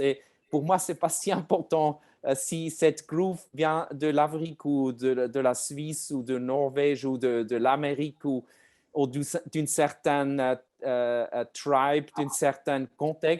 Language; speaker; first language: French; non-native, learner; German